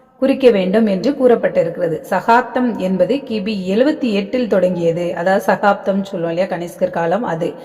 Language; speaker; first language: Tamil; native; Tamil